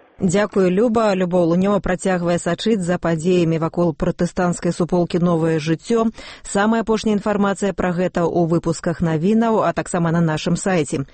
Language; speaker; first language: Belarusian; native; Belarusian